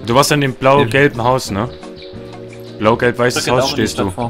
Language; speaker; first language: German; native; German